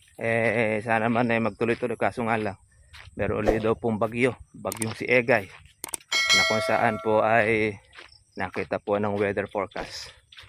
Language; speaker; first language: Filipino; native; Filipino